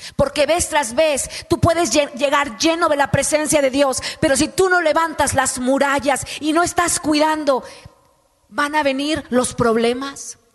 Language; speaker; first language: Spanish; native; Spanish